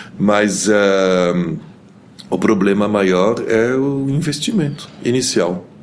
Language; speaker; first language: Portuguese; early bilingual, heritage; Portuguese